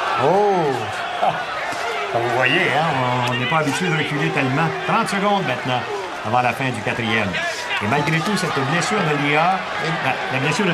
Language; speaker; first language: French; native; French